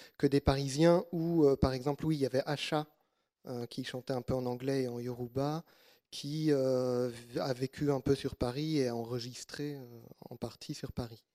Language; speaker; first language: French; native; French